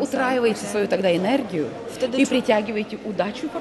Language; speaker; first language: Polish; non-native, learner; Russian